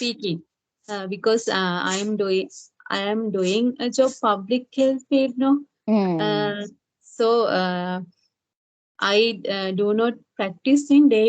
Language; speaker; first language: English; non-native, local second language; Sinhala